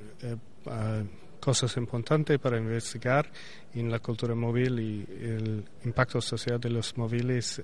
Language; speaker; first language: Spanish; non-native, learner; English